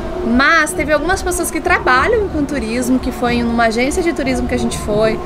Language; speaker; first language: Portuguese; native; Portuguese